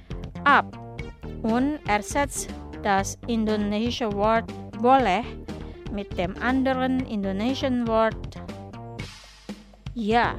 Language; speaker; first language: German; non-native, fluent; Indonesian